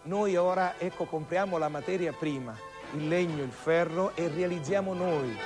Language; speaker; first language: Italian; native; Italian